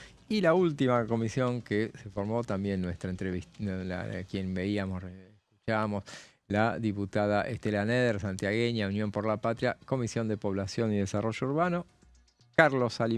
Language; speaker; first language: Spanish; native; Spanish